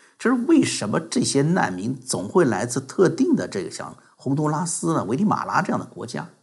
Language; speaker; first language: Chinese; native; Chinese